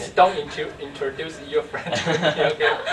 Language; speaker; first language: English; non-native, learner; Chinese